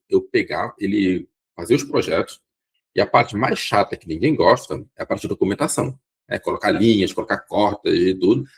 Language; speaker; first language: Portuguese; non-native, local second language; Kabuverdianu